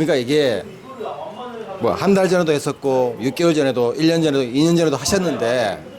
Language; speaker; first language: Korean; native; Korean